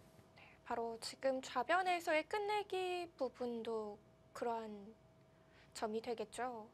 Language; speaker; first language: Korean; native; Korean